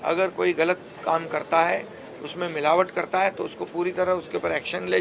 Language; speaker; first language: Hindi; non-native, local second language; Marathi